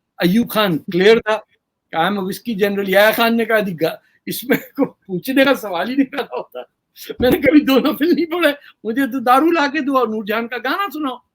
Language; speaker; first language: Urdu; native; Urdu